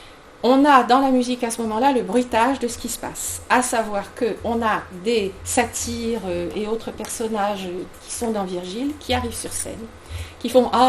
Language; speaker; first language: French; native; French